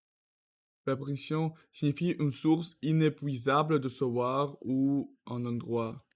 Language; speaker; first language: French; non-native, learner; Russian